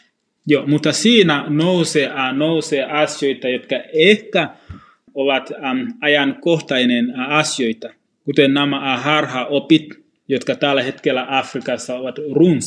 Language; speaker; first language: Finnish; non-native, fluent; Swahili